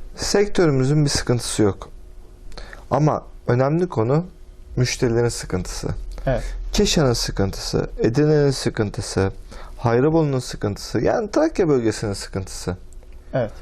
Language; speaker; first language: Turkish; native; Turkish